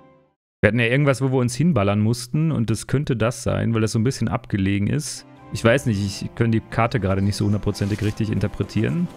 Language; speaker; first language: German; native; German